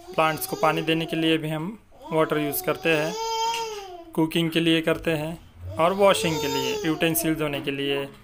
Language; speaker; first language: Hindi; non-native, local second language; Marathi